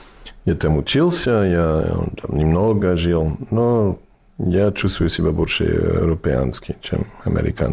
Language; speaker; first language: Russian; non-native, fluent; English